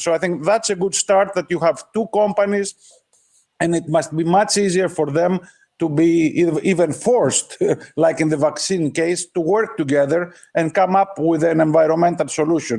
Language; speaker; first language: English; non-native, fluent; Greek